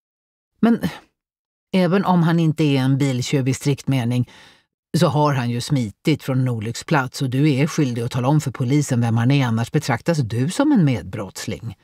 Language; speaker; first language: Swedish; native; Swedish